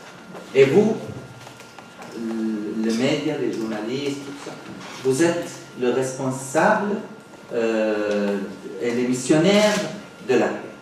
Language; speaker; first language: French; non-native, fluent; Arabic